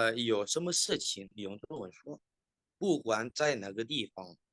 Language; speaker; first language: Chinese; non-native, fluent; Indonesian